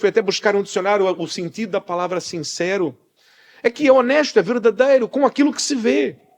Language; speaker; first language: Portuguese; native; Portuguese